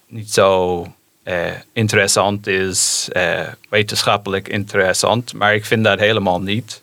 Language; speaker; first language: Dutch; non-native, fluent; English